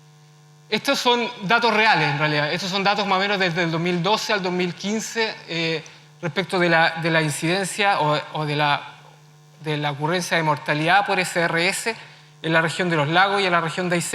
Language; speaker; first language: Spanish; native; Spanish